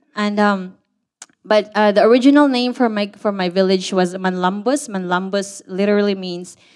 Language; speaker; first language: English; non-native, local second language; Cebuano